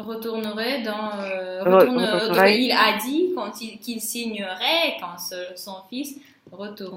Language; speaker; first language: French; non-native, fluent; Russian